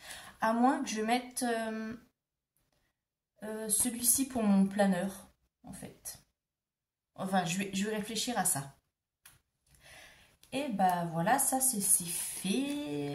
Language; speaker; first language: French; native; French